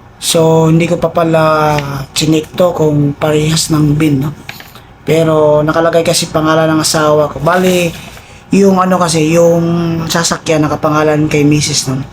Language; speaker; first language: Filipino; non-native, local second language; Cebuano